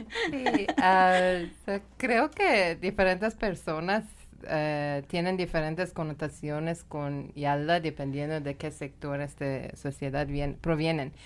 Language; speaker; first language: Spanish; non-native, fluent; Persian